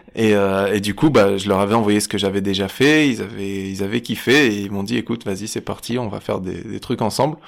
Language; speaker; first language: French; native; French